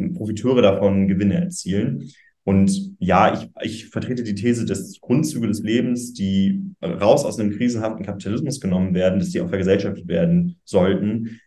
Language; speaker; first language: German; native; German